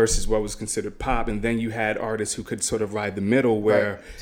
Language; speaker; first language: English; native; English